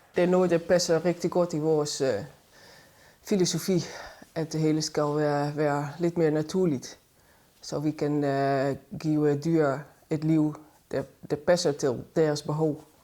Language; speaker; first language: Danish; native; Danish